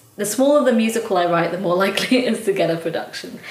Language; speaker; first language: English; native; English